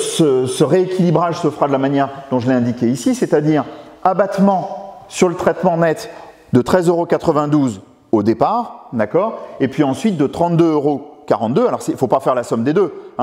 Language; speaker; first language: French; native; French